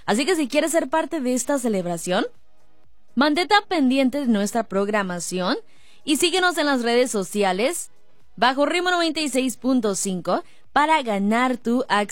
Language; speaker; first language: Spanish; native; Spanish